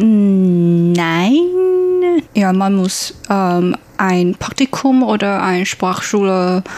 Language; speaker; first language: German; non-native, learner; Chinese